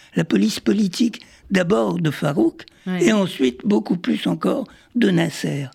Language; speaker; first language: French; early bilingual, other home language; Arabic